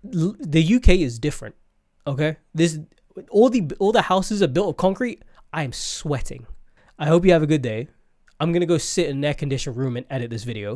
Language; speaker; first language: English; native; English